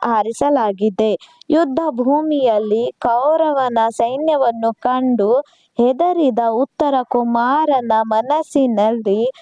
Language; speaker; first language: Kannada; non-native, local second language; Urdu